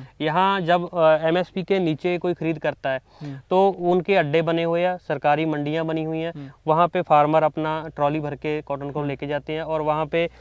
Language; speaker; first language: Hindi; non-native, local second language; Punjabi